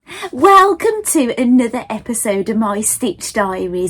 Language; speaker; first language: English; native; English